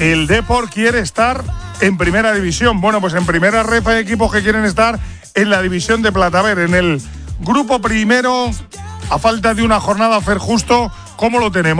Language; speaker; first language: Spanish; native; Spanish